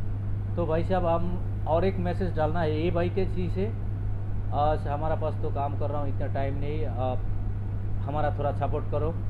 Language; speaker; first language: Hindi; non-native, learner; Bangla